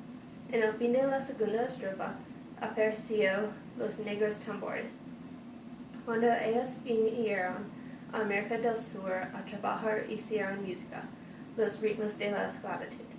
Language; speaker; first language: Spanish; non-native, learner; English